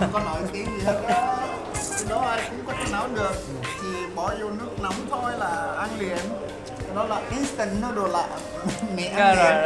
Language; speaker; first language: Vietnamese; non-native, fluent; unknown